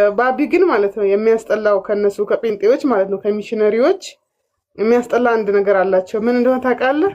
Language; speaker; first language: Amharic; non-native, local second language; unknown